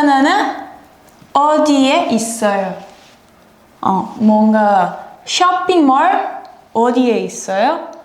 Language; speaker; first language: Korean; non-native, learner; Portuguese